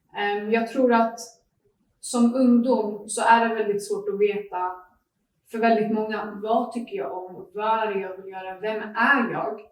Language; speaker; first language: Swedish; native; Swedish